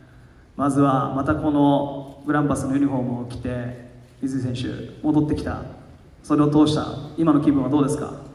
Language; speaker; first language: Japanese; native; Japanese